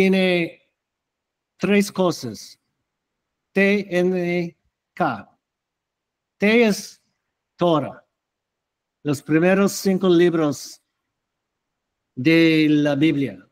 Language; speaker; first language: Spanish; non-native, fluent; English